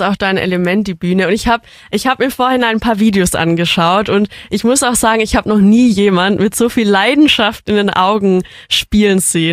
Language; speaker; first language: German; native; German